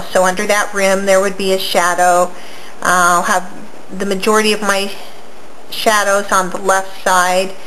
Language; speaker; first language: English; native; English